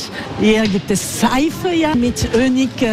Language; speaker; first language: German; non-native, fluent; French